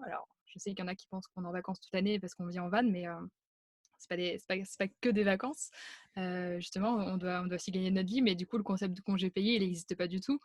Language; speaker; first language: French; native; French